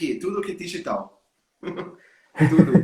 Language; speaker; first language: Portuguese; non-native, learner; German